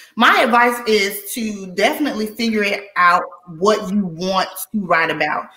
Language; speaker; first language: English; native; English